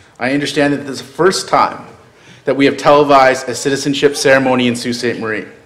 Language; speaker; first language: English; native; English